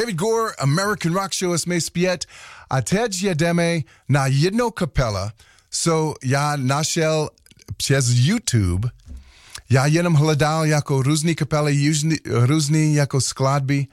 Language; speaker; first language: Czech; non-native, learner; Slovak